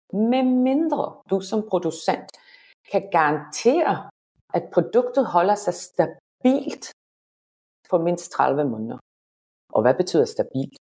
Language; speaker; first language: Danish; non-native, fluent; Finnish